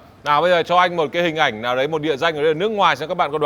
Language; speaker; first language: Vietnamese; native; Vietnamese